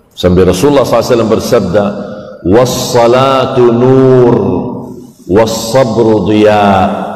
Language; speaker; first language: Malay; non-native, fluent; Arabic